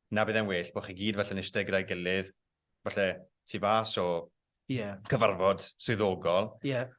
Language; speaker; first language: Welsh; native; Welsh